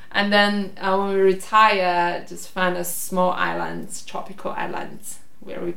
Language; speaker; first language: English; non-native, fluent; Chinese